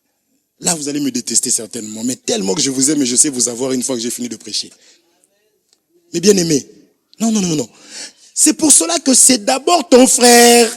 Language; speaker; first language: French; non-native, local second language; Lingala